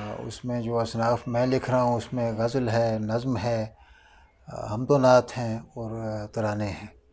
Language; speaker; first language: Urdu; non-native, local second language; Northern Hindko